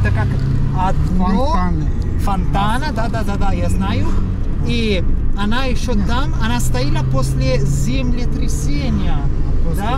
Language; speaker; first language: Russian; non-native, learner; Italian